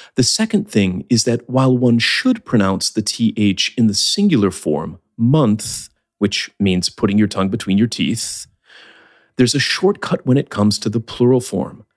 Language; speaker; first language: English; native; English